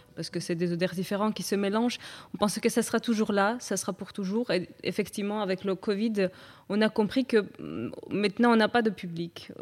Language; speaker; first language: French; non-native, fluent; Georgian